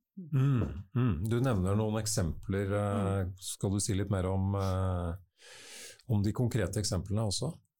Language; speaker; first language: Norwegian; native; Norwegian